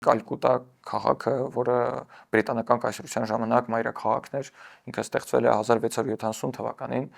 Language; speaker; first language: Armenian; early bilingual, heritage; Armenian